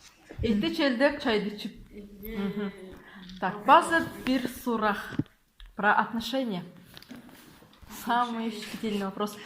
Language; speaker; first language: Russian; non-native, local second language; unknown